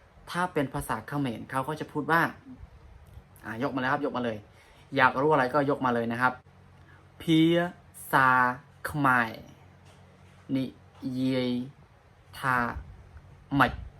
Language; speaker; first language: Thai; non-native, fluent; Khmer